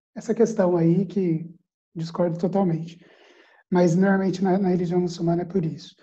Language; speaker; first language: Portuguese; early bilingual, other home language; Arabic